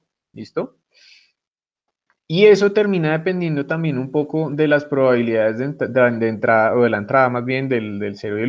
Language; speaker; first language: Spanish; native; Spanish